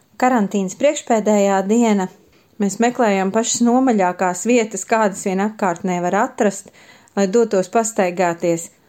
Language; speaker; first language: Latvian; native; Latvian